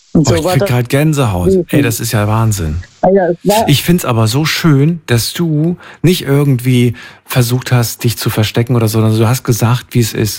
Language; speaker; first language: German; native; German